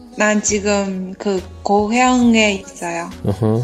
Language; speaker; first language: Korean; non-native, learner; Chinese